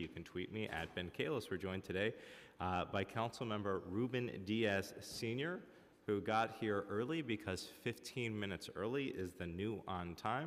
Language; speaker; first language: English; native; English